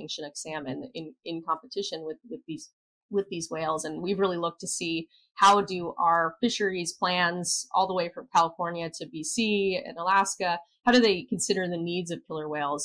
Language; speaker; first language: English; native; English